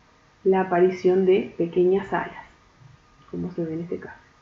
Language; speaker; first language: Spanish; native; Spanish